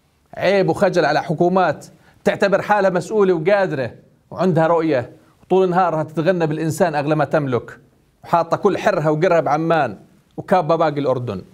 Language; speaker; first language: Arabic; native; Arabic